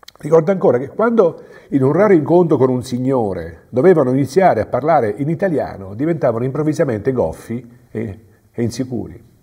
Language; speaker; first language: Italian; native; Italian